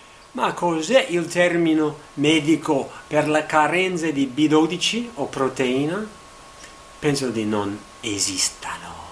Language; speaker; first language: Italian; non-native, learner; English